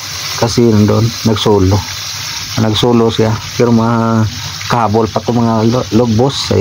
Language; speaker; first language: Filipino; non-native, local second language; Cebuano